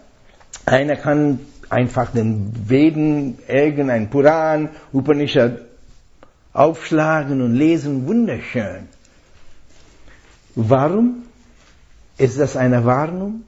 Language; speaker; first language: German; non-native, fluent; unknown